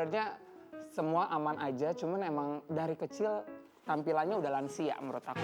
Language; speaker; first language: Indonesian; native; Indonesian